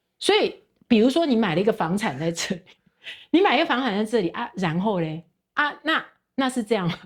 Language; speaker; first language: Chinese; native; Chinese